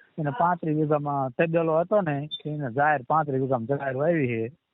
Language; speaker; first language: Gujarati; native; Gujarati